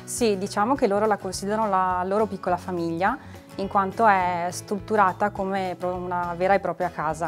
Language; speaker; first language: Italian; native; Italian